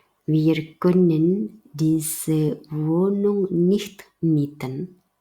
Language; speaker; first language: German; non-native, fluent; Indonesian